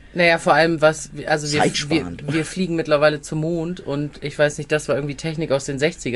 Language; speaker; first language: German; native; German